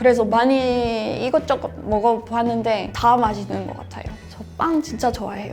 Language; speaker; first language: Korean; non-native, fluent; English